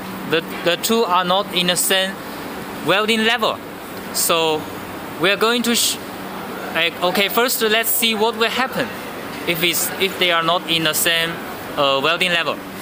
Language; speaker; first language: English; non-native, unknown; Chinese